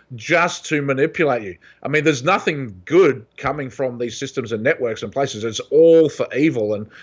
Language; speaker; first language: English; native; English